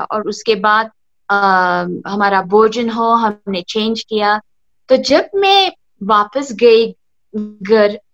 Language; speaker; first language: Hindi; early bilingual, heritage; Hindi